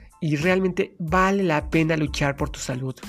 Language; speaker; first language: Spanish; native; Spanish